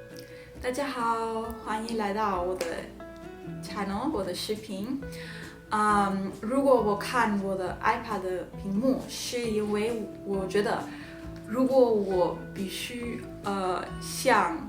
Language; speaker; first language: Chinese; non-native, learner; English